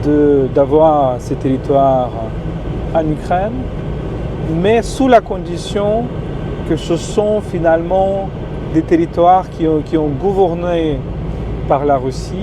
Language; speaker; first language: French; non-native, fluent; Ukrainian